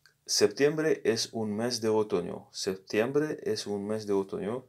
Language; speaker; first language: Spanish; non-native, learner; Morisyen